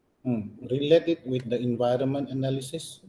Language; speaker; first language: English; non-native, local second language; Malay